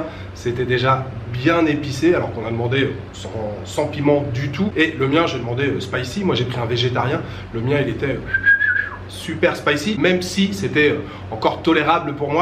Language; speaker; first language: French; native; French